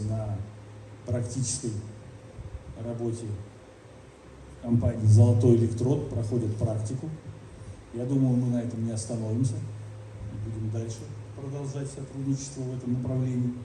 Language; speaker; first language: Russian; native; Russian